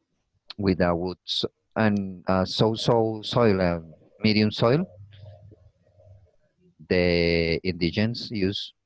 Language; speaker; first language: English; non-native, learner; Spanish